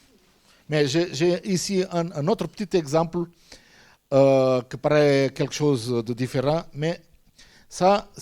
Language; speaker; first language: French; non-native, fluent; Portuguese